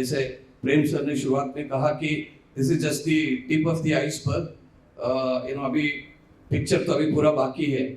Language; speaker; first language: Hindi; non-native, local second language; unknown